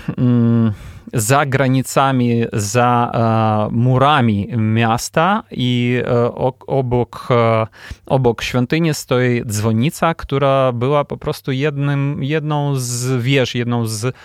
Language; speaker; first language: Polish; non-native, fluent; Ukrainian